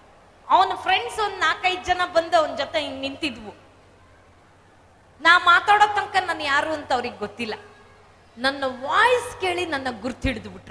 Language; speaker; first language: Kannada; native; Kannada